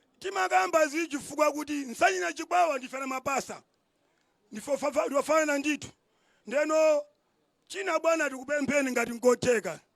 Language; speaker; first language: Nyanja; non-native, local second language; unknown